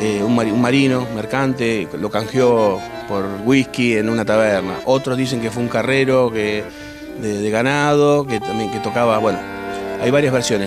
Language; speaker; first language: Spanish; native; Spanish